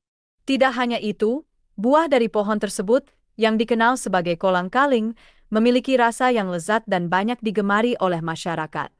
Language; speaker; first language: Indonesian; native; Indonesian